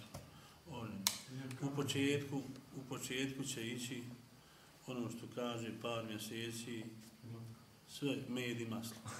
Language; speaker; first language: Bosnian; native; Bosnian